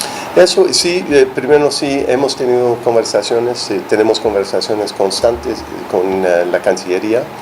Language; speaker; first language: Spanish; non-native, fluent; English